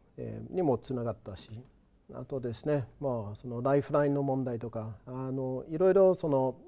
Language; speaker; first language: Japanese; non-native, fluent; English